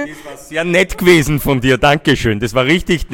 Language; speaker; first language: German; native; German